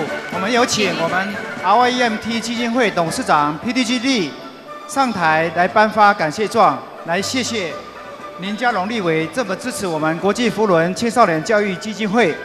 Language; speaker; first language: Chinese; native; Chinese